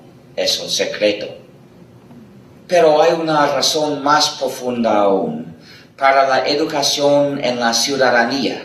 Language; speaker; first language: Spanish; non-native, fluent; English